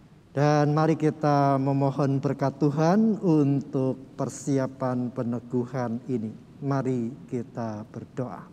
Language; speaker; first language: Indonesian; native; Indonesian